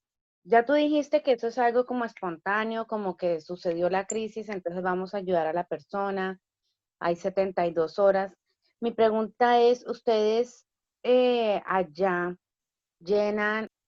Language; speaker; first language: Spanish; early bilingual, heritage; Spanish